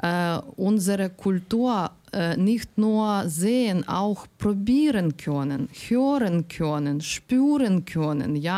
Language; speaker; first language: German; non-native, learner; Ukrainian